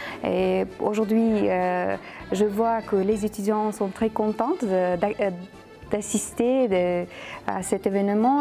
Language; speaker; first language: French; non-native, fluent; Uzbek